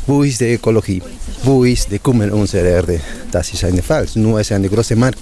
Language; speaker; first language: German; non-native, learner; Spanish